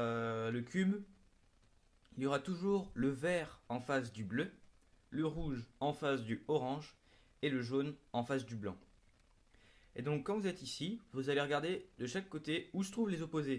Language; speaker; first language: French; native; French